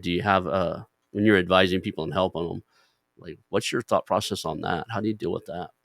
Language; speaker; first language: English; native; English